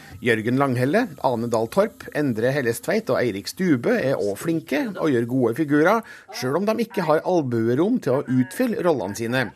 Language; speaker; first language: Norwegian; native; Norwegian